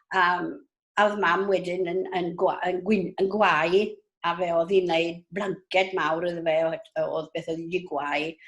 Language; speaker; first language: Welsh; native; Welsh